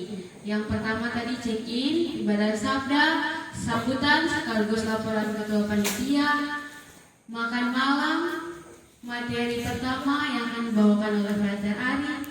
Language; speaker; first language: Indonesian; native; Indonesian